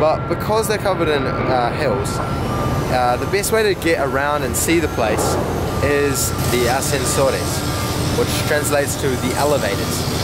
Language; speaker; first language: English; native; English